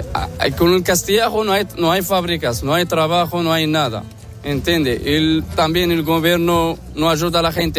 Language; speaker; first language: Spanish; non-native, learner; Arabic